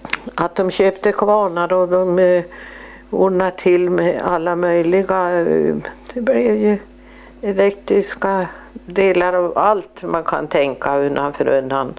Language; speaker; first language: Swedish; native; Swedish